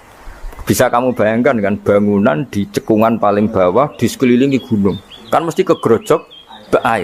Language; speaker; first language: Indonesian; non-native, local second language; Javanese